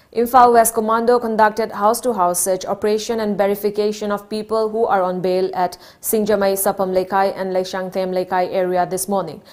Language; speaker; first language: English; non-native, local second language; Manipuri